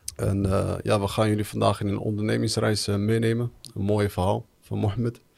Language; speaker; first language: Dutch; early bilingual, other home language; Arabic